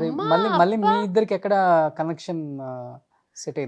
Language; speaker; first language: Telugu; native; Telugu